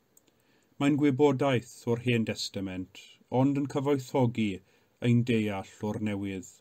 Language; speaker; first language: Welsh; native; Welsh